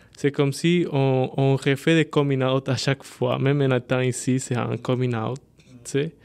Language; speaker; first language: French; non-native, fluent; Spanish